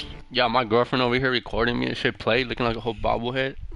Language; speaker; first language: English; non-native, fluent; Spanish